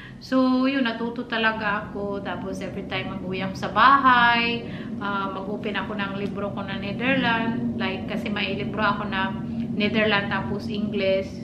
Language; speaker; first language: Filipino; non-native, local second language; Cebuano